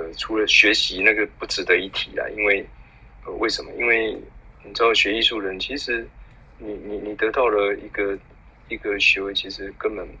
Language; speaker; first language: Chinese; native; Chinese